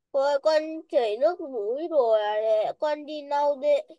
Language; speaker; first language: Vietnamese; early bilingual, heritage; Vietnamese